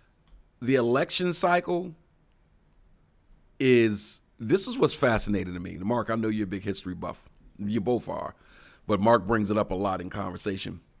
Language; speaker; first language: English; native; English